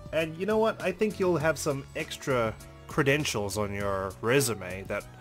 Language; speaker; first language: English; native; English